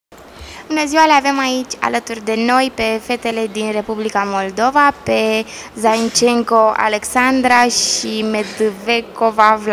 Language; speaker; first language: Romanian; native; Romanian